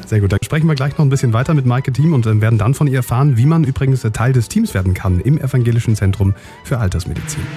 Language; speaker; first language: German; native; German